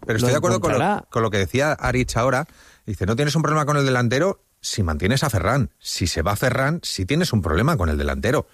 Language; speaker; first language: Spanish; native; Spanish